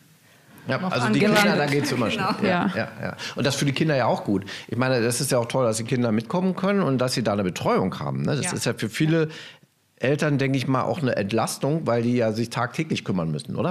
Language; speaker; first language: German; native; German